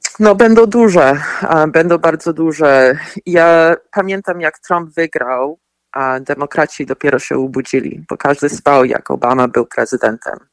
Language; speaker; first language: Polish; early bilingual, heritage; Polish